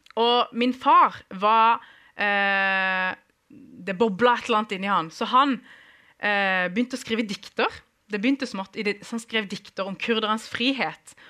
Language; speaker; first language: Norwegian; early bilingual, other home language; Kurdish